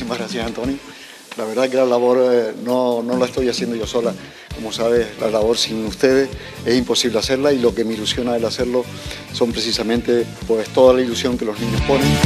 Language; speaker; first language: Spanish; native; Spanish